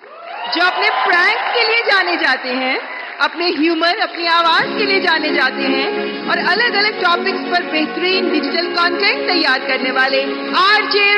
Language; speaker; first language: Hindi; native; Hindi